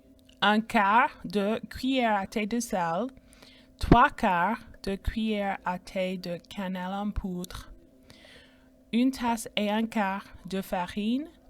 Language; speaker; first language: French; non-native, fluent; English